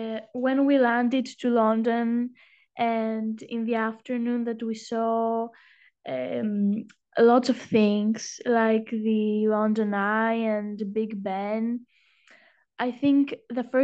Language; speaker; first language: English; non-native, fluent; Greek